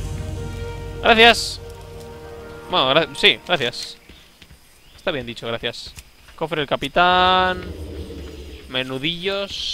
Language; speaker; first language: Spanish; native; Spanish